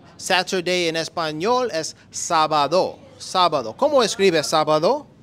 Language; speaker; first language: Spanish; non-native, learner; English